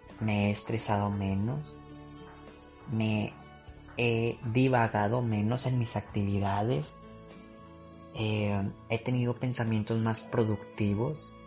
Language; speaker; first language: Spanish; native; Spanish